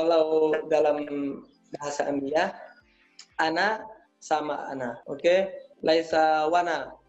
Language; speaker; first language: Indonesian; non-native, learner; Arabic